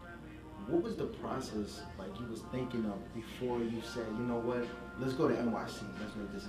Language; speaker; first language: English; native; English